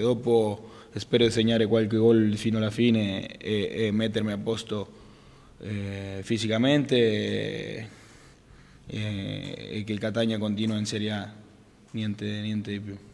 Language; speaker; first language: Italian; non-native, fluent; Spanish